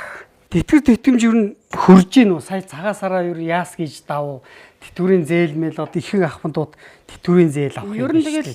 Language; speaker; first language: Mongolian; native; Mongolian